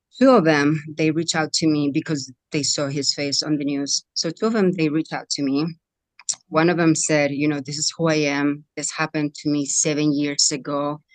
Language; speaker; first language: English; non-native, fluent; Spanish